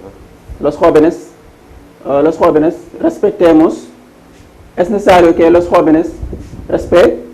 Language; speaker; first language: Spanish; non-native, fluent; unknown